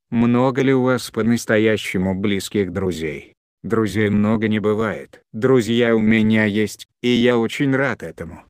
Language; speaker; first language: Russian; non-native, local second language; Chechen